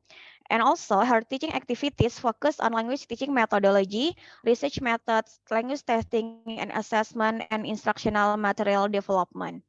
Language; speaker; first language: English; non-native, fluent; Indonesian